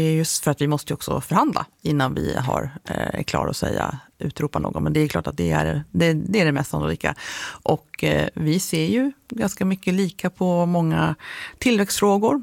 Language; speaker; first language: Swedish; native; Swedish